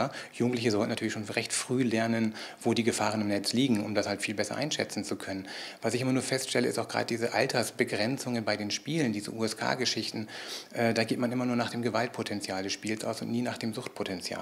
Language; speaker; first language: German; native; German